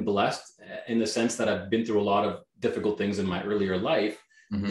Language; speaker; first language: English; non-native, fluent; Greek